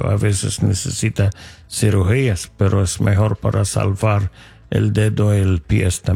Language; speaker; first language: Spanish; non-native, fluent; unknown